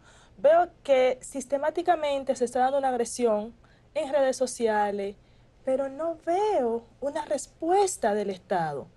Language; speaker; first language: Spanish; native; Spanish